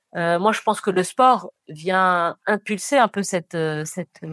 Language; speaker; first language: French; non-native, local second language; Arabic